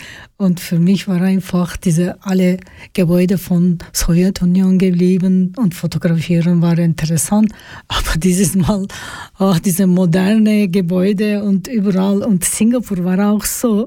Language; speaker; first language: German; non-native, learner; Georgian